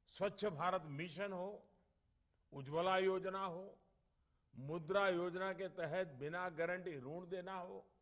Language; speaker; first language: Hindi; non-native, local second language; Gujarati